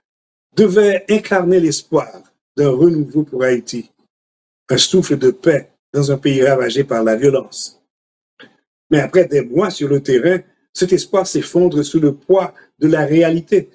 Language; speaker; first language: French; non-native, local second language; Haitian Creole